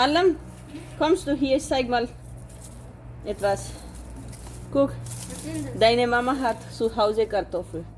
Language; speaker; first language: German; non-native, learner; Hindi